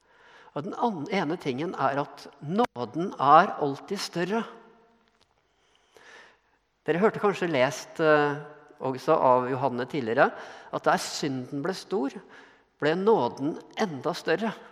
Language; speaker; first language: Norwegian; native; Norwegian